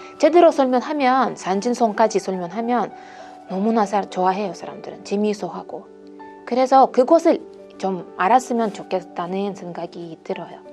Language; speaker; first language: Korean; non-native, fluent; Russian